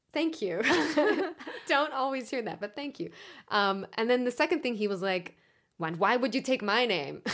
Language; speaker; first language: English; non-native, fluent; Hebrew